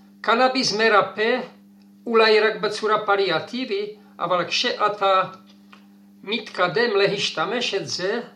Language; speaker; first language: Hebrew; non-native, fluent; Czech